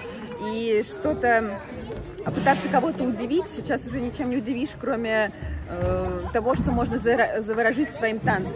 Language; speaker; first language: Russian; native; Russian